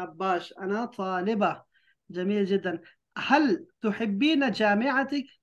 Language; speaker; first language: Arabic; non-native, fluent; Urdu